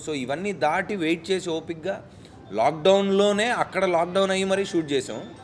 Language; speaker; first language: Telugu; native; Telugu